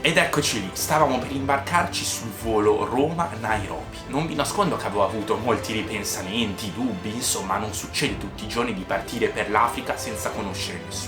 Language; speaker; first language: Italian; native; Italian